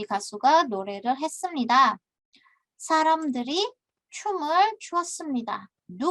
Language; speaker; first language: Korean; non-native, fluent; Indonesian